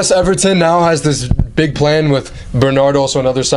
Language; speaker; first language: English; native; English